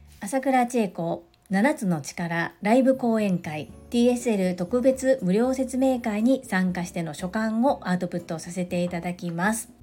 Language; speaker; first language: Japanese; native; Japanese